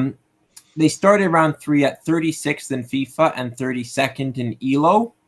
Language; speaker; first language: English; native; English